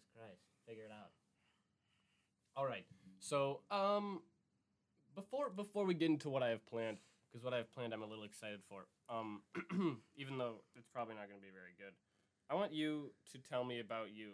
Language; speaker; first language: English; native; English